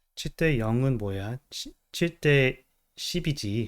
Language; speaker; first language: Korean; early bilingual, other home language; English